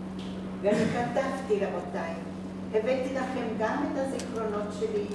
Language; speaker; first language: Hebrew; non-native, fluent; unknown